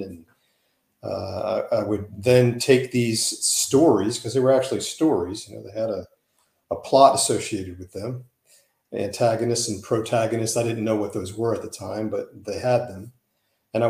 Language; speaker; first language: English; native; English